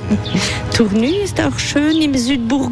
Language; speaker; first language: German; non-native, fluent; French